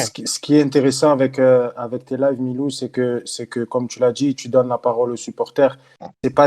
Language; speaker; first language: French; native; French